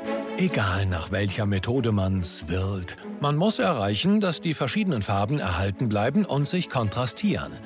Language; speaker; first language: German; native; German